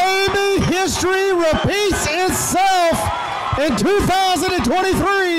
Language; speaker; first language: English; native; English